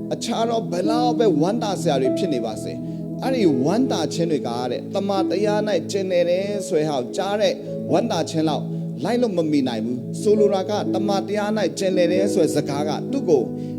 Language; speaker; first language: Burmese; non-native, local second language; Kachin